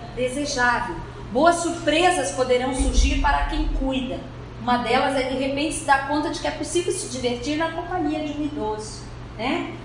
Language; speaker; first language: Portuguese; native; Portuguese